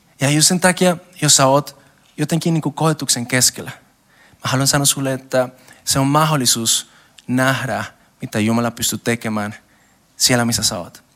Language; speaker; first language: Finnish; non-native, learner; Spanish